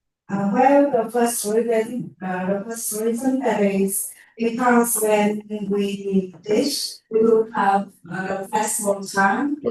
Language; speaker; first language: English; non-native, learner; Vietnamese